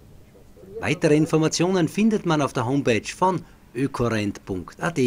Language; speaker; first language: German; native; German